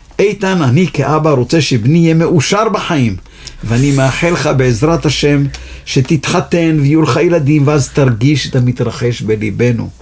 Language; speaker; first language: Hebrew; native; Hebrew